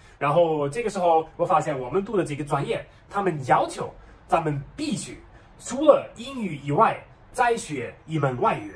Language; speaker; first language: Chinese; non-native, fluent; German